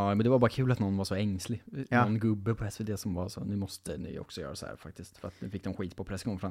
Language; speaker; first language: Swedish; native; Swedish